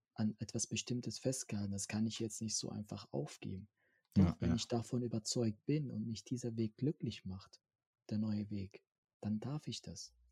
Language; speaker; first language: German; non-native, fluent; French